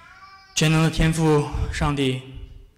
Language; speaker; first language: Chinese; native; Chinese